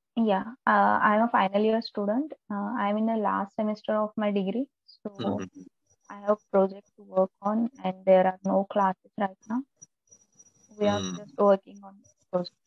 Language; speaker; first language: English; non-native, local second language; Marathi